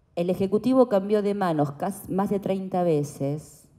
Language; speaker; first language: Spanish; native; Spanish